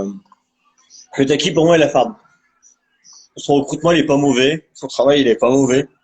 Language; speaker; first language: French; native; French